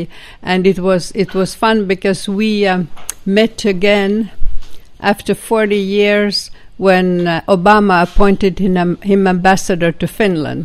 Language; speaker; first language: English; non-native, fluent; Swedish